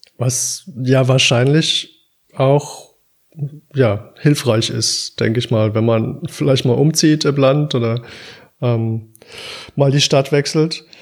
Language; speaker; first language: German; native; German